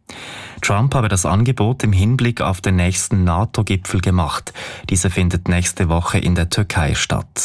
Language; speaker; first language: German; native; German